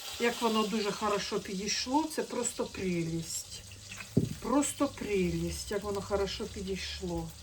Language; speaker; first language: Ukrainian; non-native, local second language; Russian